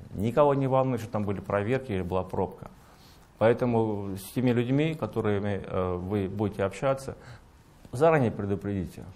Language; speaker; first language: Russian; native; Russian